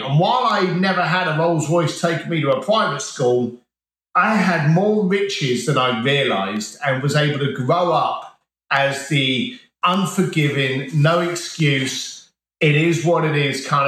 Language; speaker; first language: English; native; English